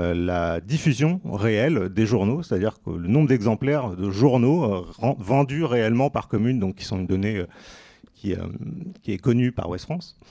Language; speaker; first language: French; native; French